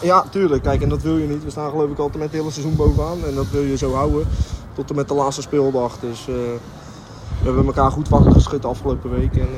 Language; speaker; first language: Dutch; native; Dutch